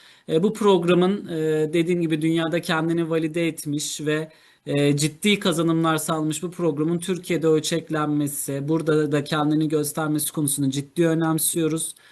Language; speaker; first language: Turkish; native; Turkish